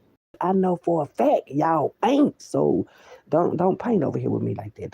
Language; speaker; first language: English; native; English